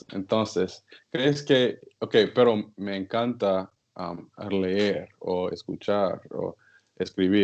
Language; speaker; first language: Spanish; non-native, learner; English